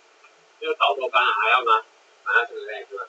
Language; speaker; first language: Chinese; native; Chinese